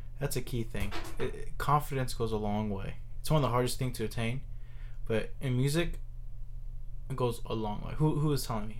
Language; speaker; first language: English; native; English